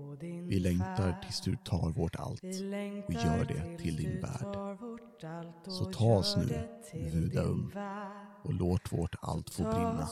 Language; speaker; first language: Swedish; native; Swedish